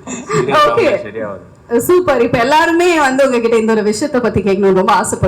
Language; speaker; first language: Tamil; native; Tamil